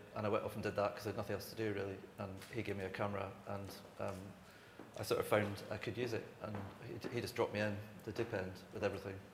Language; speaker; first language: English; native; English